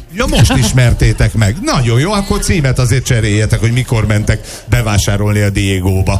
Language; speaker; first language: Hungarian; native; Hungarian